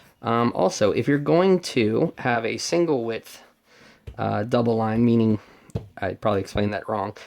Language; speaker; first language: English; native; English